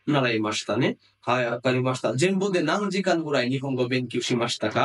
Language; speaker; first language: Japanese; non-native, fluent; Bangla